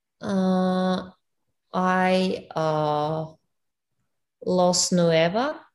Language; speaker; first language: Spanish; non-native, learner; English